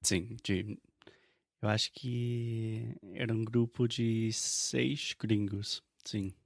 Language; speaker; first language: Portuguese; non-native, fluent; English